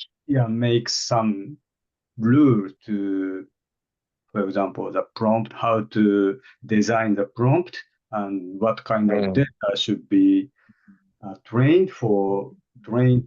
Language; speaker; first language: English; non-native, fluent; Japanese